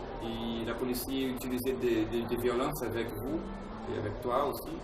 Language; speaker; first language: French; non-native, fluent; Portuguese